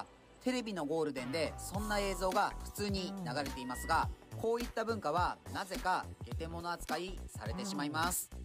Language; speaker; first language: Japanese; native; Japanese